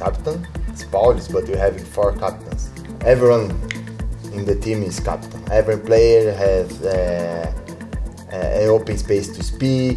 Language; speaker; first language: English; non-native, learner; Portuguese